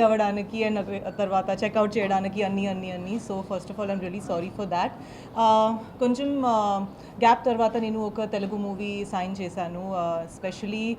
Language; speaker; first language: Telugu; non-native, learner; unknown